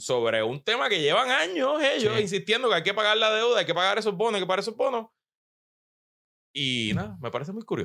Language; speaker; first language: Spanish; native; Spanish